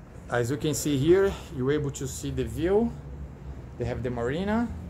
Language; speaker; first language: English; non-native, fluent; Portuguese